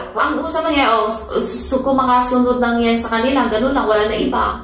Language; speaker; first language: Filipino; non-native, learner; Chinese